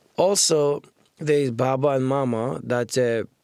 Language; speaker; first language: English; non-native, fluent; Arabic